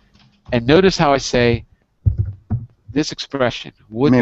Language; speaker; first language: English; native; English